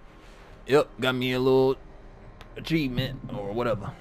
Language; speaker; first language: English; native; English